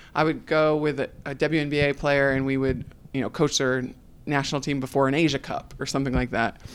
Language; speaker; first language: English; native; English